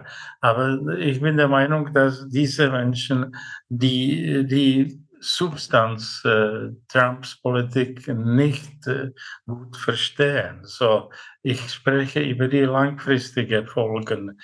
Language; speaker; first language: German; non-native, fluent; Czech